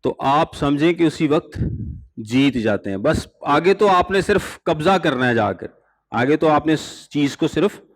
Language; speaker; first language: Urdu; non-native, local second language; Punjabi